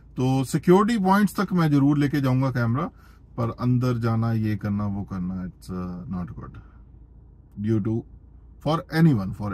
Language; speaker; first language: Hindi; non-native, local second language; Punjabi